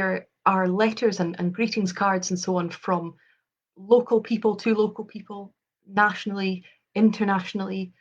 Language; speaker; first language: English; native; English